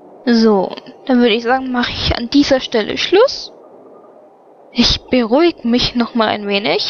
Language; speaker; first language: German; native; German